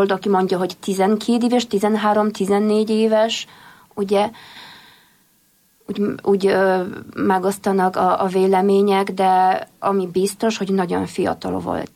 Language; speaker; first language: Hungarian; non-native, fluent; Polish